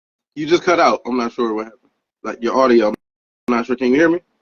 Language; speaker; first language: English; native; English